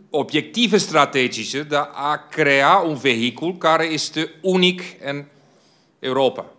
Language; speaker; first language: Romanian; non-native, fluent; Dutch